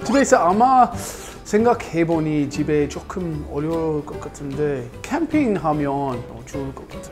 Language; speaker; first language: Korean; non-native, learner; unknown